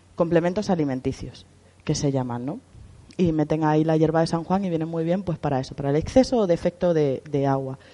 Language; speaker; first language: Spanish; native; Spanish